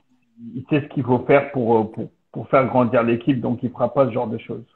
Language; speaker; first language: French; native; French